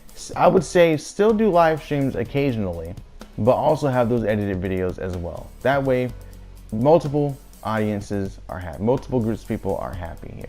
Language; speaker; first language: English; native; English